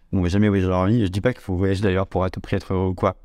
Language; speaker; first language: French; native; French